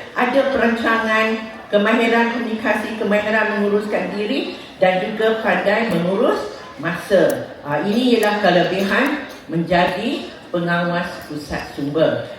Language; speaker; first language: Malay; native; Malay